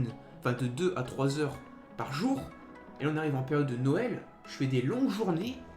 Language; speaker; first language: French; native; French